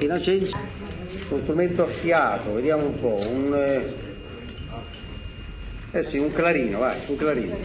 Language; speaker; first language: Italian; native; Italian